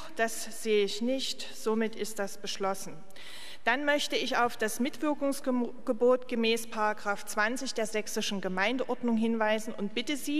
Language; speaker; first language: German; native; German